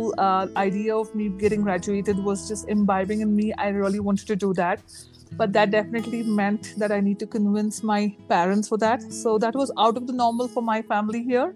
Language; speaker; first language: English; non-native, local second language; Urdu